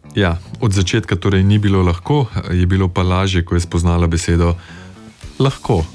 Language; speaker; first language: Slovenian; native; Slovenian